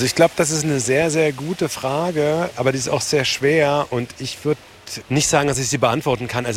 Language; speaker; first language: German; native; German